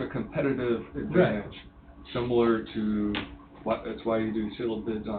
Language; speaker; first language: English; native; English